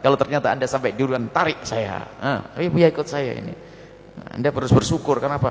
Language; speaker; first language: Indonesian; native; Indonesian